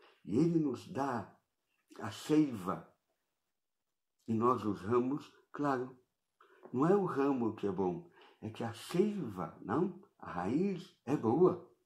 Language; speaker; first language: Portuguese; native; Portuguese